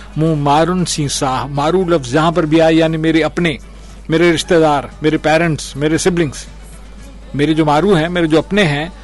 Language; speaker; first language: Urdu; non-native, local second language; Sindhi